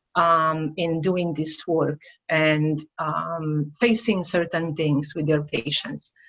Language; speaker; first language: English; non-native, fluent; Italian